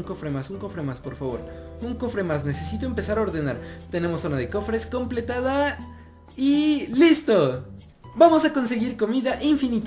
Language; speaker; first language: Spanish; native; Spanish